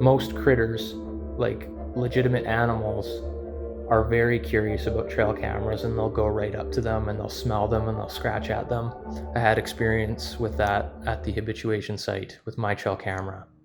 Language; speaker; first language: English; native; English